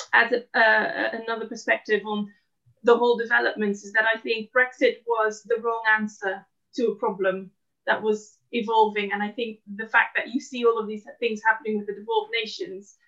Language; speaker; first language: English; non-native, fluent; Dutch